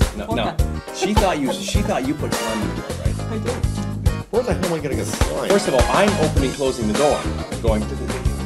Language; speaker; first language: English; native; English